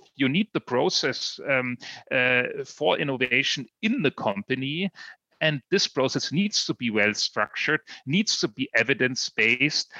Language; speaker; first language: English; non-native, fluent; German